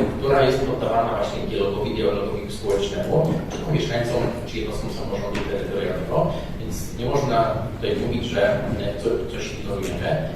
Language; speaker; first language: Polish; native; Polish